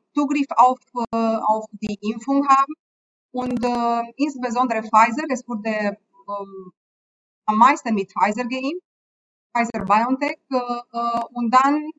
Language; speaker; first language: German; non-native, fluent; Romanian